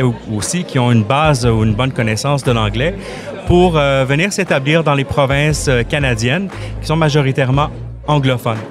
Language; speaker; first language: French; native; French